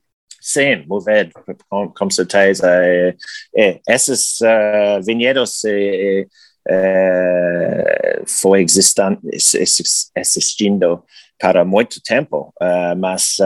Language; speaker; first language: Portuguese; non-native, learner; English